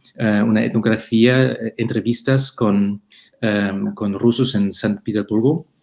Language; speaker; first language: Spanish; non-native, fluent; German